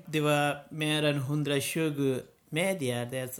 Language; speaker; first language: Swedish; non-native, learner; Rohingya